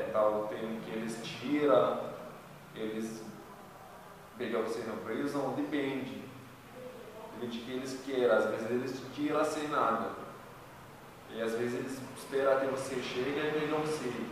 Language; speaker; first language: Portuguese; non-native, learner; Arabic